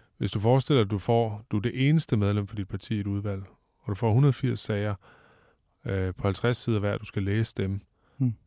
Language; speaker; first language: Danish; native; Danish